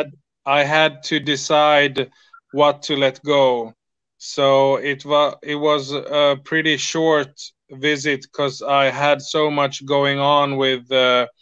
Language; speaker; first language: English; non-native, fluent; Swedish